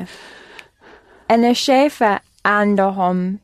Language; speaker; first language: Arabic; non-native, learner; English